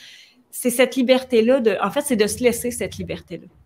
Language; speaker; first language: French; native; French